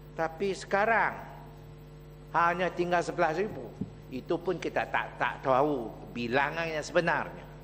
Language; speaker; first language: Malay; non-native, local second language; Chinese